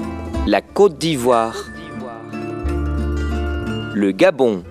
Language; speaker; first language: French; non-native, fluent; Spanish